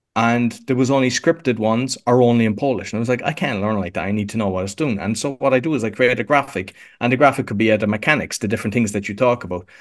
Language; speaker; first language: English; native; English